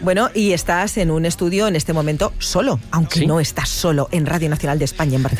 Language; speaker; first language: Spanish; native; Spanish